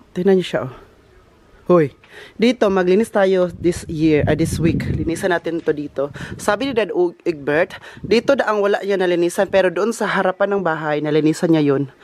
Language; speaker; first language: Filipino; non-native, local second language; Cebuano